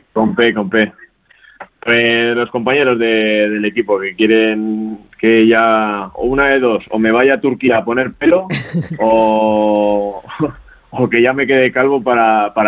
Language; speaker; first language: Spanish; native; Spanish